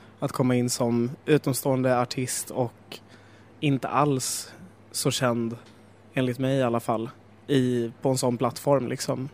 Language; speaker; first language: Swedish; native; Swedish